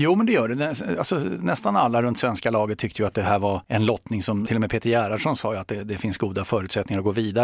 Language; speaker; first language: Swedish; native; Swedish